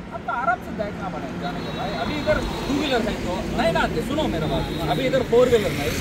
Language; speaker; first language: Hindi; non-native, local second language; Telugu